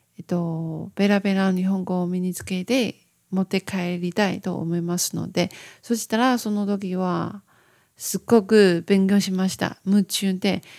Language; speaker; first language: Japanese; non-native, learner; Chinese